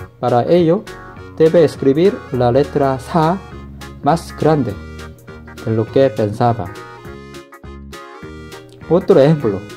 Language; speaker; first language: Spanish; non-native, learner; Korean